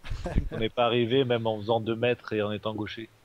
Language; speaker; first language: French; native; French